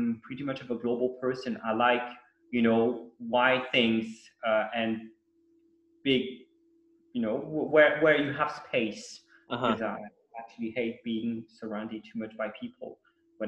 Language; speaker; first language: English; non-native, fluent; Italian